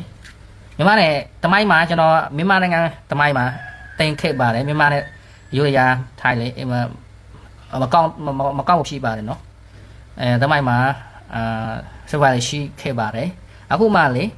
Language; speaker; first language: Burmese; non-native, learner; Khmer